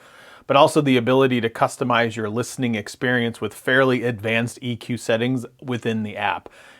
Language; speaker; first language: English; native; English